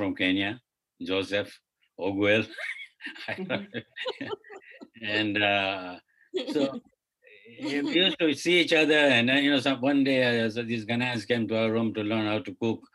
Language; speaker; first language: English; non-native, local second language; Kachhi